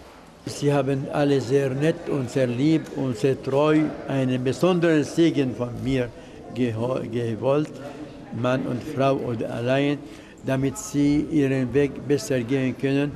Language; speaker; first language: German; non-native, fluent; Arabic